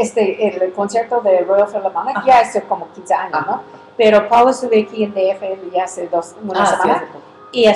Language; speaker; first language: Spanish; early bilingual, heritage; English